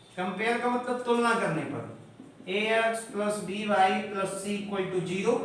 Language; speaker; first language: Hindi; native; Hindi